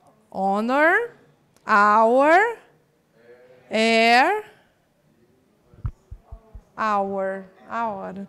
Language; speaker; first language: English; non-native, fluent; Portuguese